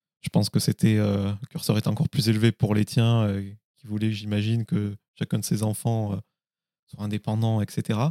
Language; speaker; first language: French; native; French